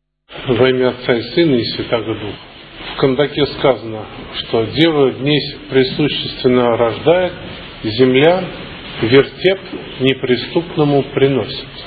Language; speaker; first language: Russian; native; Russian